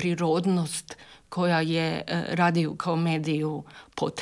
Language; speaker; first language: Serbian; native; Serbian